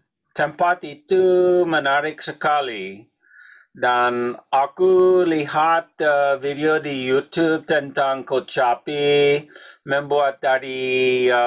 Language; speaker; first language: Indonesian; non-native, learner; English